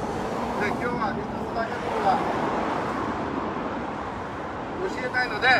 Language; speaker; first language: Japanese; non-native, fluent; Rohingya